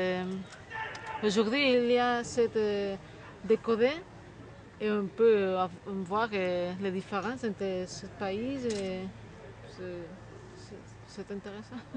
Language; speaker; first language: French; non-native, learner; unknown